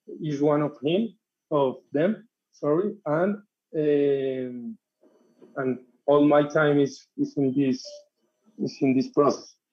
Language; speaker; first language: English; non-native, learner; Spanish